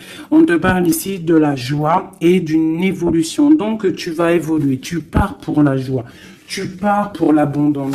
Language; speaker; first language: French; native; French